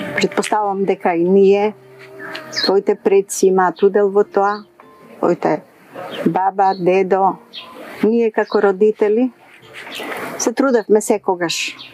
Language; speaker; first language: Macedonian; early bilingual, heritage; Macedonian